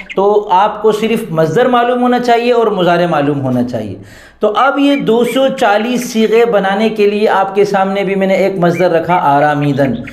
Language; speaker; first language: Urdu; native; Urdu